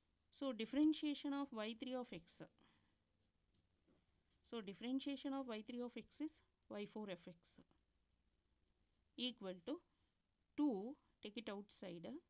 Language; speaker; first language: English; non-native, local second language; Kannada